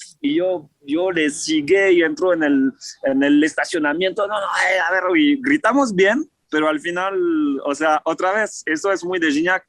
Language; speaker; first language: Spanish; non-native, fluent; French